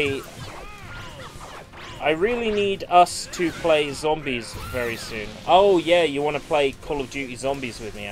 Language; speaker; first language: English; native; English